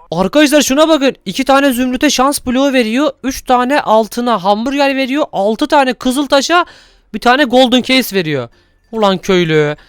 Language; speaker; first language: Turkish; native; Turkish